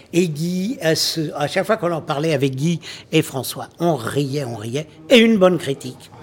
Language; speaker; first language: French; native; French